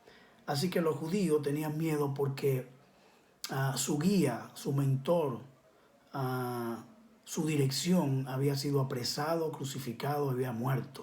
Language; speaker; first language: Spanish; native; Spanish